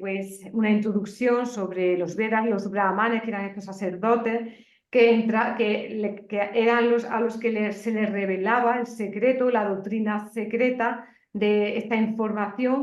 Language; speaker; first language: Spanish; native; Spanish